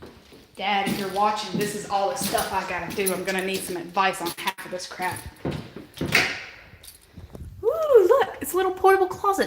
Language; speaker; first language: English; native; English